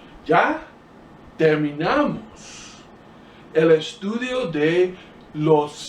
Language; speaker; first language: Spanish; non-native, fluent; English